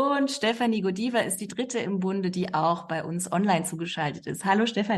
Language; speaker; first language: German; native; German